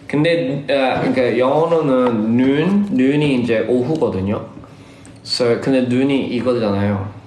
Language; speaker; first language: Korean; early bilingual, heritage; Korean